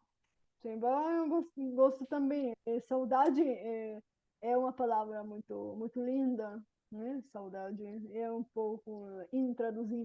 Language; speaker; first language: Portuguese; non-native, fluent; Bulgarian